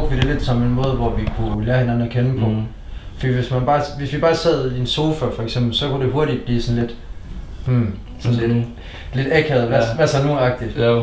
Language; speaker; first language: Danish; native; Danish